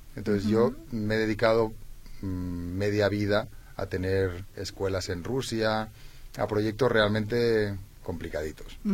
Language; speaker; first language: Spanish; native; Spanish